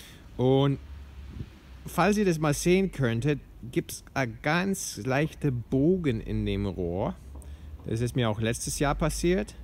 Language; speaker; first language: German; non-native, fluent; English